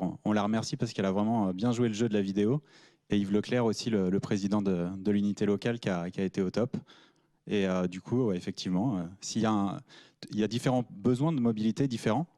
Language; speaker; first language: French; native; French